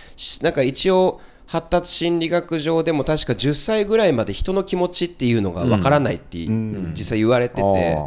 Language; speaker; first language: Japanese; native; Japanese